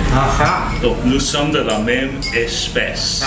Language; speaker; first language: French; non-native, learner; English